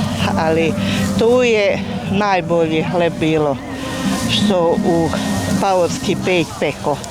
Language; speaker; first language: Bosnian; non-native, local second language; Hungarian